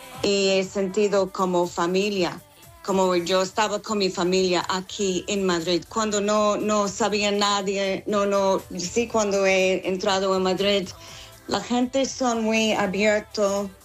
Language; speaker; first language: Spanish; non-native, fluent; English